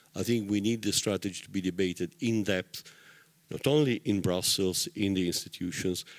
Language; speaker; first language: English; non-native, fluent; Italian